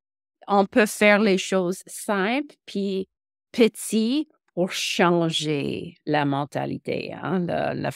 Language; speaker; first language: French; non-native, local second language; English